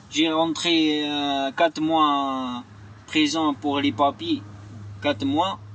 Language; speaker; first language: French; non-native, learner; Arabic